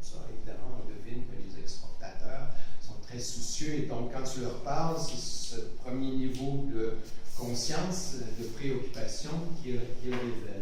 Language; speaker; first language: French; native; French